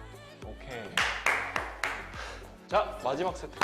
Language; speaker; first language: Korean; native; Korean